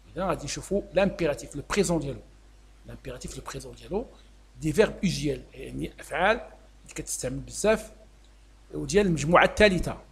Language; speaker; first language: French; non-native, local second language; Arabic